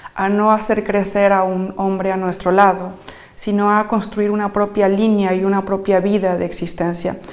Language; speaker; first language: Spanish; native; Spanish